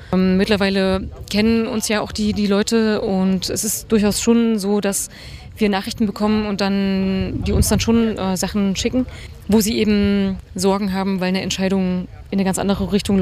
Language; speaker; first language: German; native; German